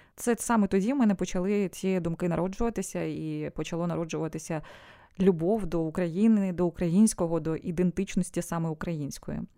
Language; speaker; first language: Ukrainian; non-native, local second language; Russian